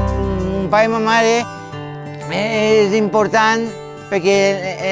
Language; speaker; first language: Catalan; non-native, local second language; Spanish